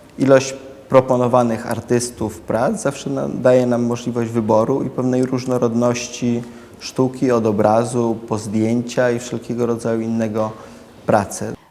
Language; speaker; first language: Polish; native; Polish